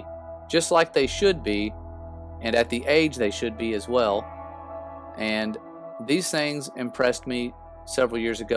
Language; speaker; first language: English; native; English